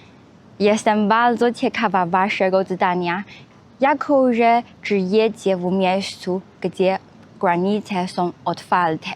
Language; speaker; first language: Polish; non-native, fluent; Chinese